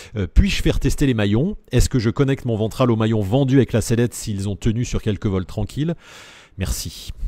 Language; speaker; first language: French; native; French